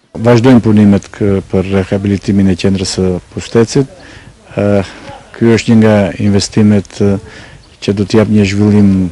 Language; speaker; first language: Albanian; non-native, local second language; Macedonian